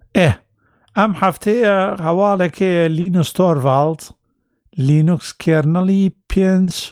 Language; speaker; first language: Central Kurdish; native; Central Kurdish